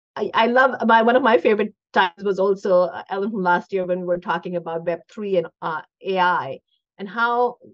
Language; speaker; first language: English; non-native, local second language; Hindi